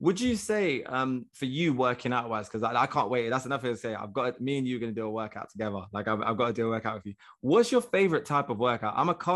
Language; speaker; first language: English; native; English